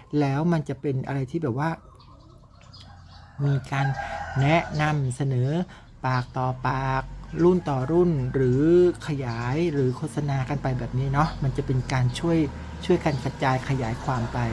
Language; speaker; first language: Thai; native; Thai